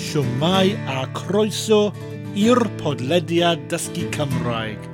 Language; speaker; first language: Welsh; non-native, fluent; English